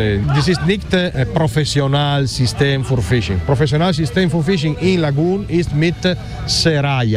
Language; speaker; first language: German; non-native, learner; Italian